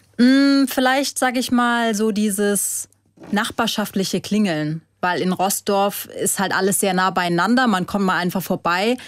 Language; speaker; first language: German; early bilingual, other home language; Vietnamese